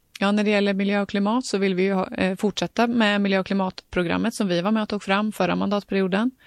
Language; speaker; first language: Swedish; native; Swedish